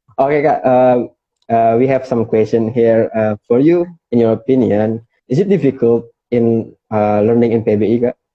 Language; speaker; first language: English; non-native, fluent; Indonesian